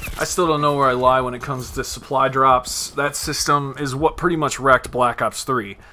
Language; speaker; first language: English; native; English